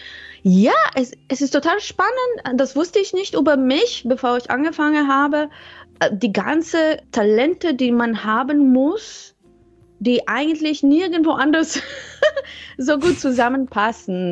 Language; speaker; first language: German; non-native, fluent; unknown